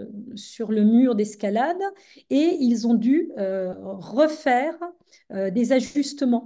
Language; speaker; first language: French; native; French